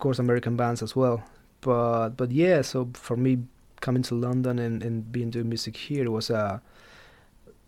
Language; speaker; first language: English; non-native, fluent; Spanish